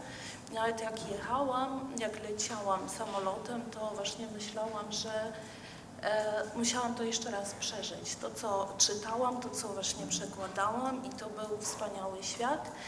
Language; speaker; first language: Polish; non-native, fluent; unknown